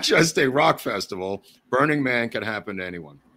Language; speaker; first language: English; native; English